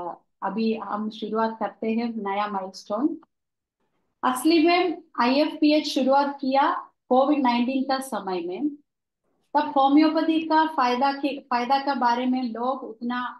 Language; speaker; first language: Hindi; non-native, local second language; Malayalam